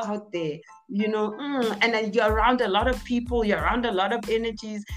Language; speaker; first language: English; non-native, local second language; Zulu